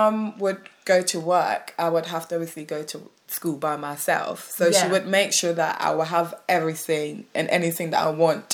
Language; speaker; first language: English; native; English